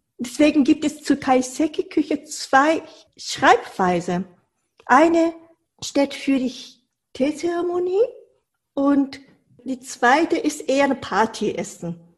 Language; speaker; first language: German; non-native, fluent; Japanese